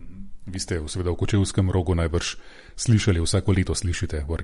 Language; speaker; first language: Slovenian; native; Slovenian